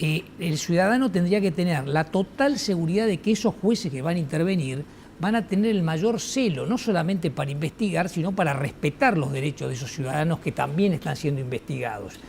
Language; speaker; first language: Spanish; native; Spanish